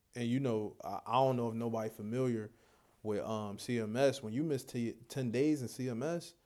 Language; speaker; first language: English; native; English